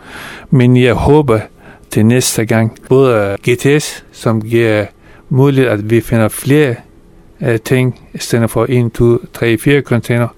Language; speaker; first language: Danish; non-native, fluent; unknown